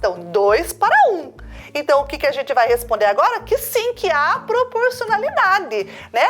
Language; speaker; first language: Portuguese; native; Portuguese